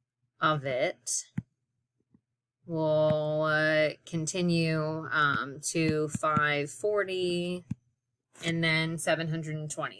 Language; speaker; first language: English; native; English